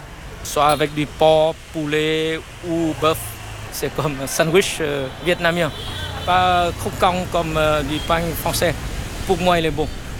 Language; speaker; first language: French; non-native, fluent; Vietnamese